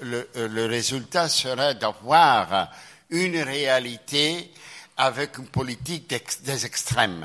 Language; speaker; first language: French; non-native, fluent; Greek